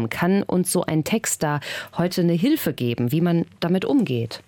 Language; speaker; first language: German; native; German